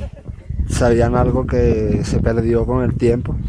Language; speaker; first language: Spanish; native; Spanish